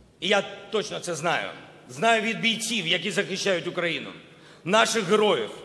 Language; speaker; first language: Ukrainian; non-native, local second language; Russian